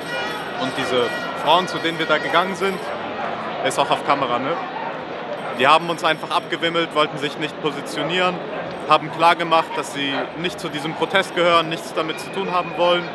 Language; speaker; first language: German; native; German